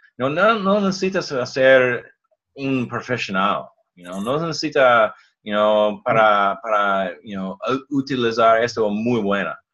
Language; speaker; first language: Spanish; non-native, learner; English